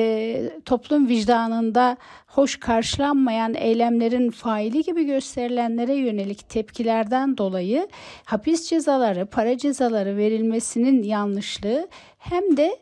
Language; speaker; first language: Turkish; native; Turkish